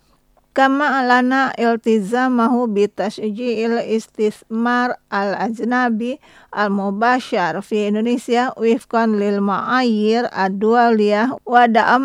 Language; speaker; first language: Arabic; non-native, learner; Indonesian